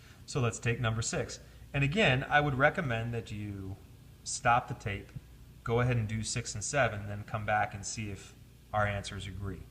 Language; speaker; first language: English; native; English